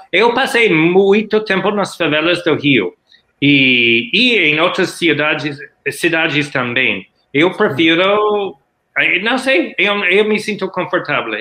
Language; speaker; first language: Portuguese; non-native, learner; English